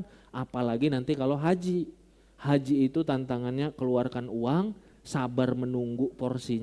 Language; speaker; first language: Indonesian; non-native, local second language; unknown